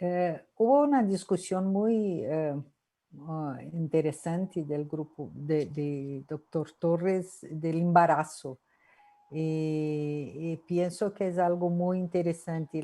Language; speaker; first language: Spanish; non-native, fluent; Portuguese